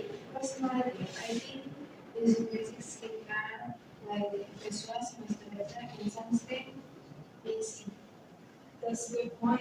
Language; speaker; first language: English; non-native, learner; Indonesian